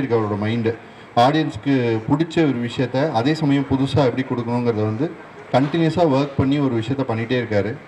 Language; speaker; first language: Tamil; native; Tamil